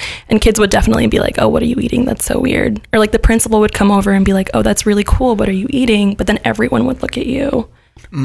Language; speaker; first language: English; early bilingual, other home language; Gujarati